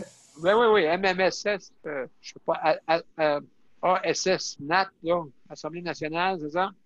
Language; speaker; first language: French; native; French